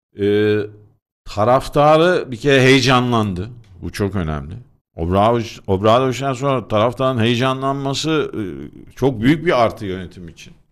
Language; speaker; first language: Turkish; native; Turkish